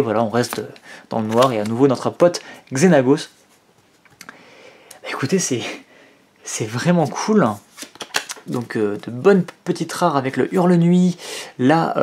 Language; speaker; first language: French; native; French